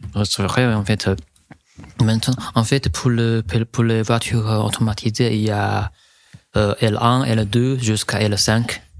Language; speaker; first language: French; non-native, fluent; Chinese